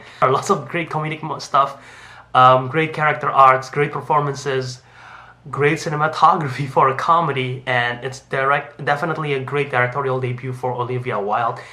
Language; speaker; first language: English; non-native, fluent; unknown